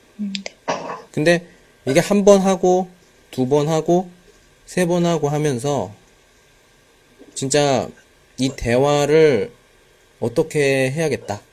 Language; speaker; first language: Korean; native; Korean